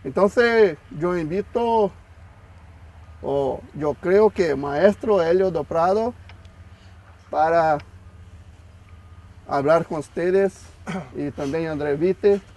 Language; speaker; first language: Spanish; non-native, fluent; Portuguese